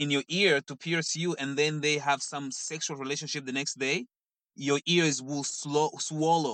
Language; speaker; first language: English; non-native, fluent; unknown